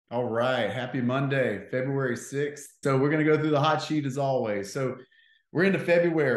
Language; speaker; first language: English; native; English